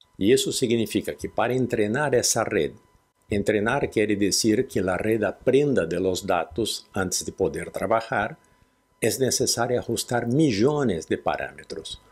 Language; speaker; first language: Spanish; non-native, fluent; Portuguese